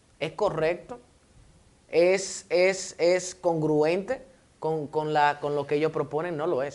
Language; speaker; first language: Spanish; native; Spanish